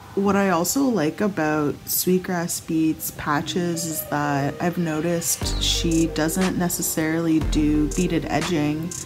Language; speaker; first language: English; native; English